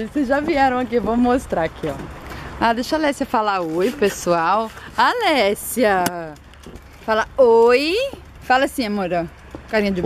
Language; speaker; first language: Portuguese; native; Portuguese